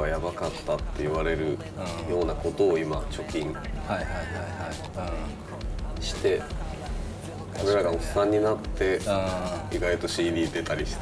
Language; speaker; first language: Japanese; native; Japanese